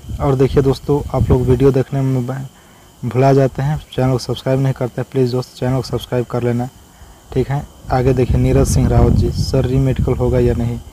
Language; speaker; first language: Hindi; native; Hindi